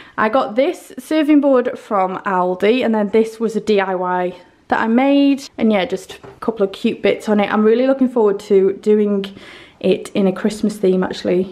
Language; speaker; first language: English; native; English